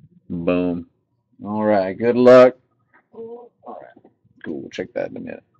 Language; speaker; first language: English; native; English